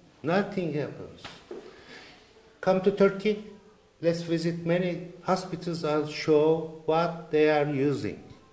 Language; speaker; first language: English; non-native, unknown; Turkish